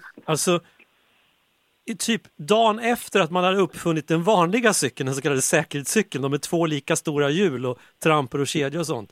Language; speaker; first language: Swedish; native; Swedish